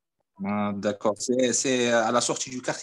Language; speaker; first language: French; non-native, fluent; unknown